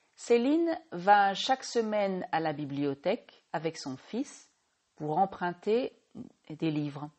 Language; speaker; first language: French; native; French